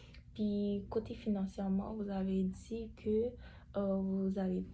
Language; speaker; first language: French; native; French